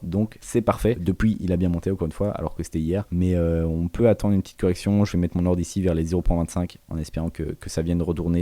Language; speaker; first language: French; native; French